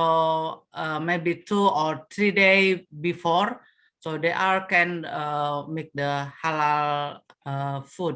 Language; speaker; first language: English; non-native, learner; Indonesian